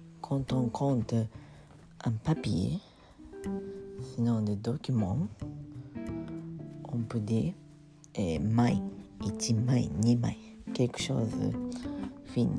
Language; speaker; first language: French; non-native, fluent; Japanese